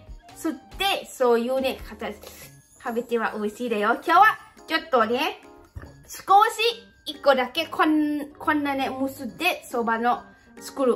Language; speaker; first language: Japanese; non-native, learner; Lao